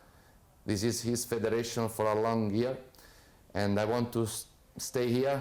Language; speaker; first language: English; non-native, fluent; Italian